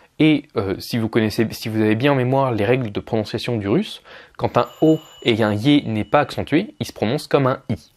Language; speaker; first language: French; native; French